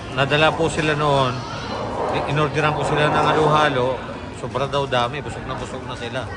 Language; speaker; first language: Filipino; native; Filipino